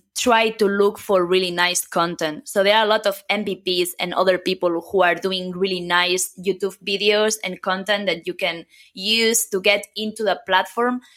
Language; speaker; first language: English; non-native, fluent; Catalan